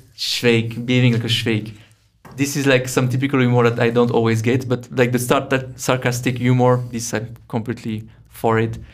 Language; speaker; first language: English; non-native, fluent; French